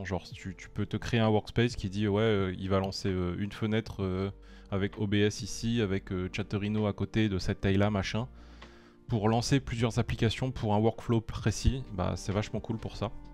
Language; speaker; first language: French; native; French